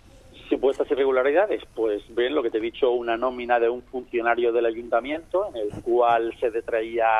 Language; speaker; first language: Spanish; native; Spanish